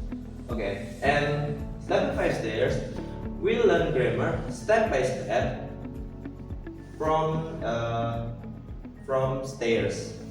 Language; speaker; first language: English; non-native, learner; Indonesian